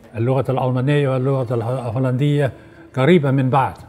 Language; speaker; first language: Arabic; non-native, fluent; Dutch